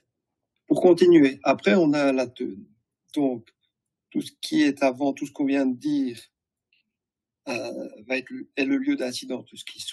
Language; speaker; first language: French; native; French